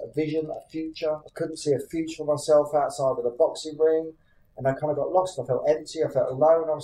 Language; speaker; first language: English; native; English